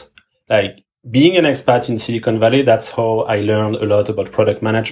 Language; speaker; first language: English; non-native, fluent; French